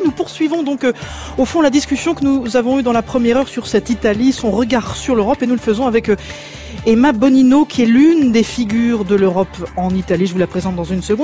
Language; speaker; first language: French; native; French